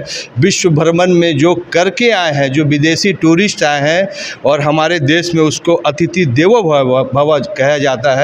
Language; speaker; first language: Hindi; native; Hindi